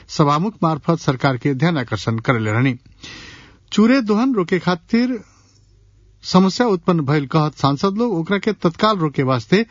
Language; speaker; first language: Bhojpuri; non-native, local second language; Nepali